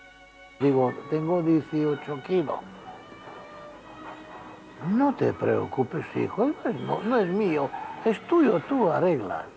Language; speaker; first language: Spanish; non-native, fluent; Hungarian